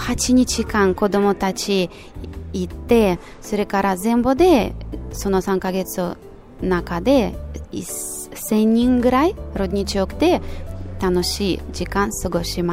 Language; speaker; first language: Japanese; non-native, fluent; Russian